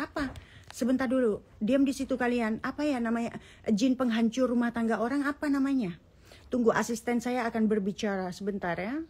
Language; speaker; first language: Indonesian; native; Indonesian